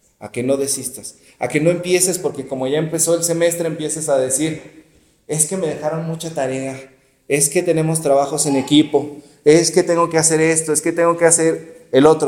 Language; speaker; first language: Spanish; native; Spanish